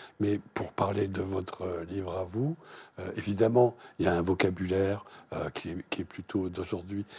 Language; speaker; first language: French; native; French